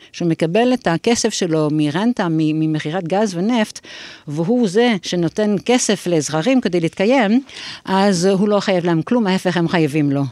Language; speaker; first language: Hebrew; non-native, fluent; English